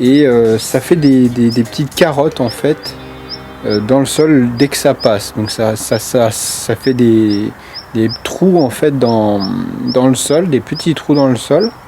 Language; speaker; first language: French; native; French